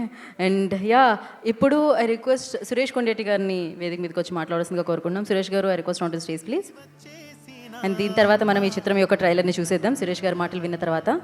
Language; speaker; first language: Telugu; native; Telugu